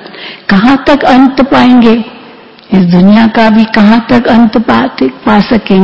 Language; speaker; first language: Hindi; native; Hindi